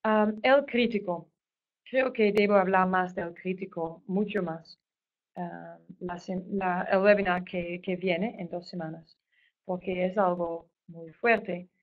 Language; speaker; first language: Spanish; non-native, fluent; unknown